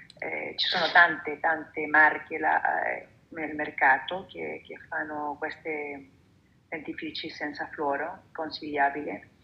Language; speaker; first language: Italian; non-native, fluent; Spanish